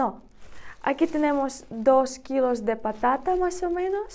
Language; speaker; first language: Spanish; non-native, learner; Ukrainian